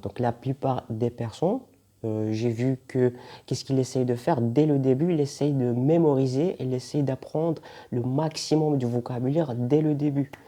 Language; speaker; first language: French; non-native, local second language; Arabic